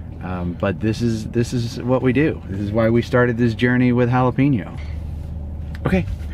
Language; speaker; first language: English; native; English